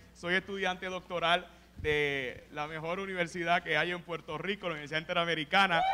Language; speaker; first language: Spanish; native; Spanish